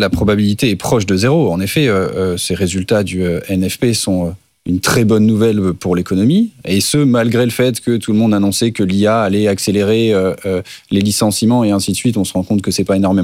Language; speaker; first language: French; native; French